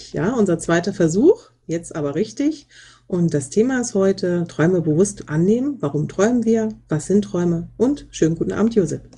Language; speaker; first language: German; native; German